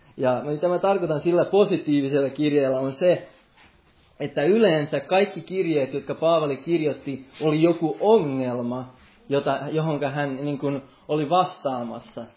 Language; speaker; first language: Finnish; non-native, local second language; Swedish